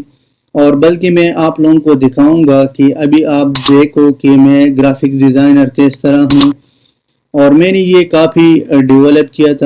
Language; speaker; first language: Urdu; non-native, local second language; Pashto